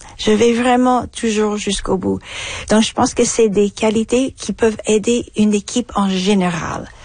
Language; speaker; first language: French; non-native, fluent; English